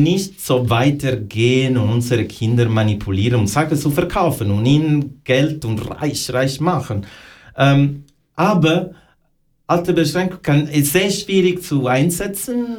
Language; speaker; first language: German; non-native, learner; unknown